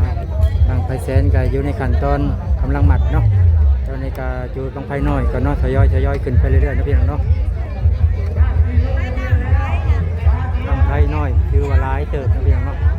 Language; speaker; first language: Thai; non-native, local second language; Lao